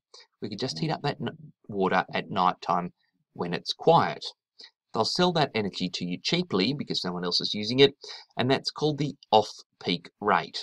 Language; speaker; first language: English; native; English